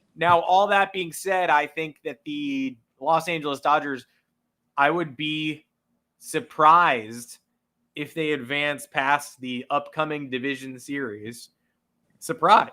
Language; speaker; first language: English; native; English